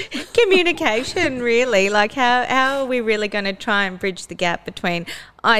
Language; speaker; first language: English; native; English